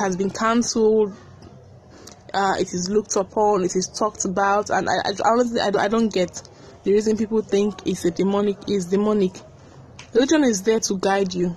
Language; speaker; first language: English; non-native, local second language; Krio